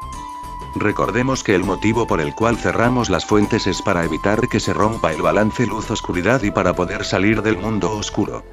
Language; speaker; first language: Spanish; native; Spanish